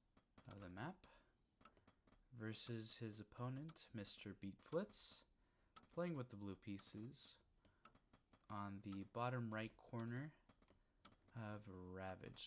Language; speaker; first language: English; native; English